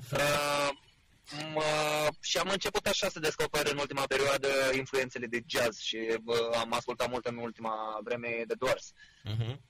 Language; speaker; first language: Romanian; native; Romanian